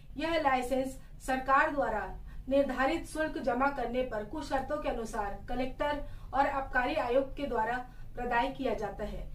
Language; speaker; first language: Hindi; native; Hindi